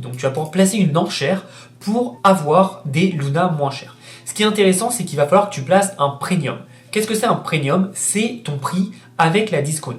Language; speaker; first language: French; native; French